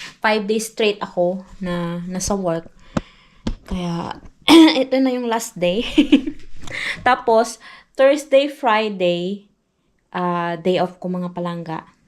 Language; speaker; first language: Filipino; non-native, local second language; Hiligaynon